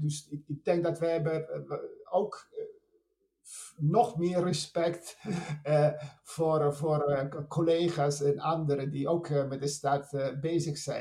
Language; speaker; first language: Dutch; non-native, fluent; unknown